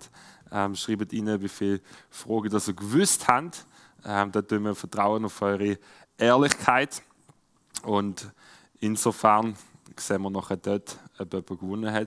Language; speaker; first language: German; native; German